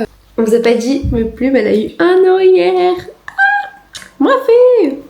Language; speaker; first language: French; native; French